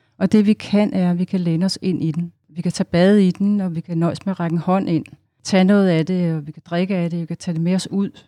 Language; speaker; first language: Danish; native; Danish